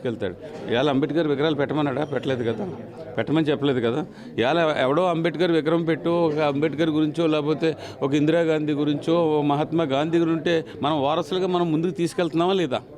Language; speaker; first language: Telugu; native; Telugu